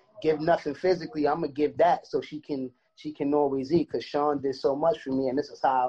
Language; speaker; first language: English; native; English